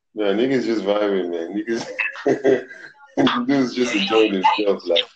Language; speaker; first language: English; non-native, local second language; Yoruba